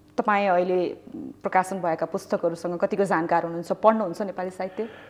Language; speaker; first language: Nepali; native; Nepali